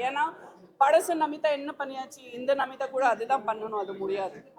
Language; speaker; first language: Tamil; non-native, fluent; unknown